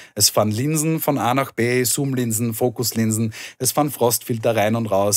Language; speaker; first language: German; native; German